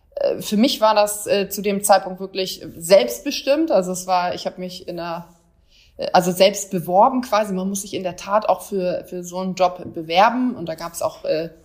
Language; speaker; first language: German; native; German